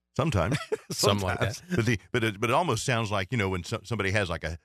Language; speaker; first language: English; native; English